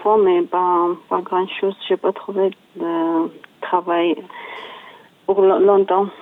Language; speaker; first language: French; non-native, learner; Georgian